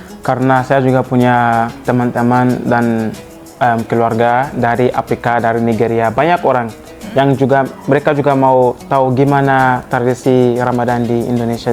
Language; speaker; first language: Indonesian; non-native, fluent; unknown